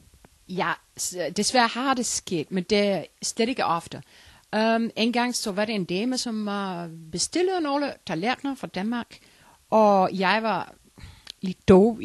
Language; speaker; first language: Danish; non-native, learner; Icelandic